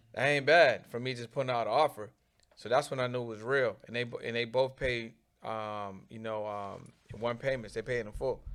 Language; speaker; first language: English; native; English